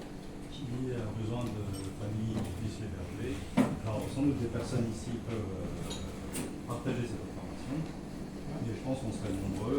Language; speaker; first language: French; native; French